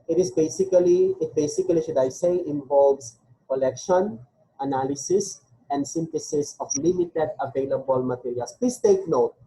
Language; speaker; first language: English; non-native, local second language; Filipino